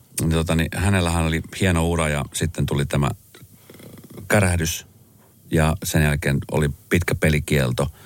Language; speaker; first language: Finnish; native; Finnish